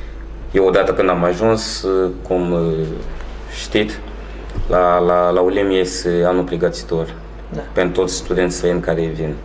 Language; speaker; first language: Romanian; non-native, fluent; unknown